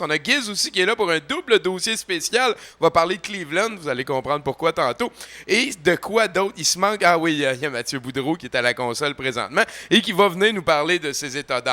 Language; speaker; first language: French; native; French